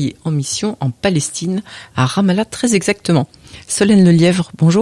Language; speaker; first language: French; native; French